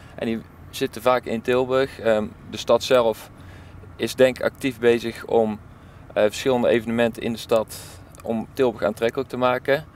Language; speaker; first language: Dutch; native; Dutch